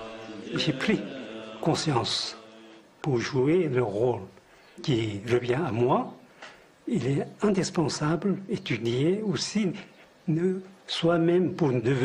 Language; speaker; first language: French; non-native, fluent; Tibetan